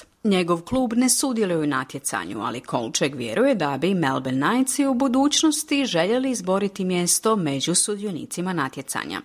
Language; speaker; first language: Croatian; native; Croatian